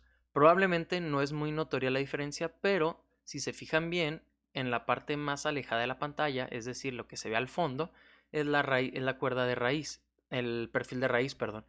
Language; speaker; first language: Spanish; native; Spanish